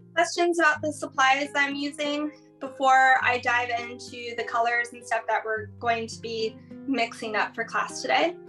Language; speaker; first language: English; native; English